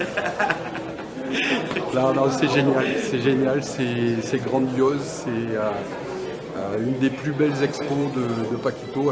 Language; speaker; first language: French; native; French